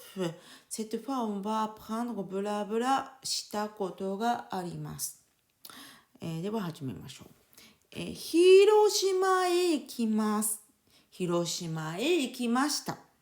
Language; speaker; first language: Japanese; non-native, fluent; French